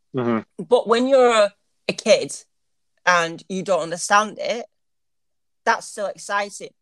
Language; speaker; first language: English; native; English